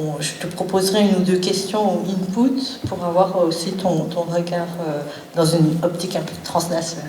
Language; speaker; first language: French; native; French